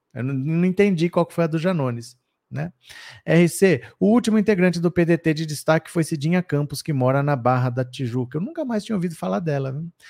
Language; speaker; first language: Portuguese; native; Portuguese